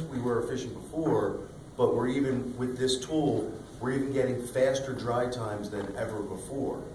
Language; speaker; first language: English; native; English